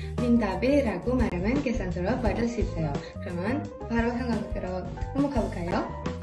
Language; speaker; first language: Korean; non-native, fluent; Indonesian